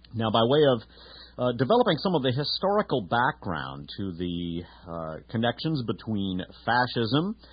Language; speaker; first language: English; native; English